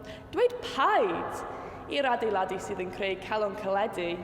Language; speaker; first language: Welsh; non-native, local second language; English